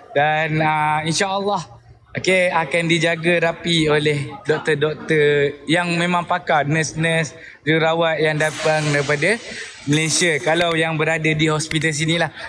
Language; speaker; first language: Malay; native; Malay